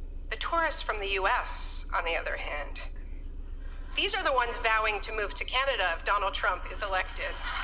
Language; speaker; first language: English; native; English